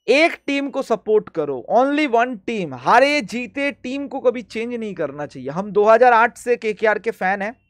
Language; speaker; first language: Hindi; non-native, local second language; Bangla